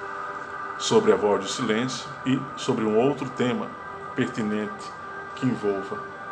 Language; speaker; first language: Portuguese; native; Portuguese